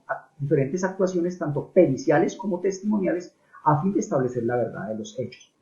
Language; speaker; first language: Spanish; native; Spanish